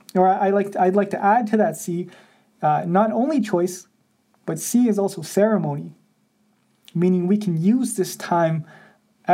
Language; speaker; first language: English; non-native, fluent; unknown